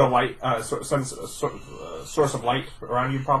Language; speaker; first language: English; native; English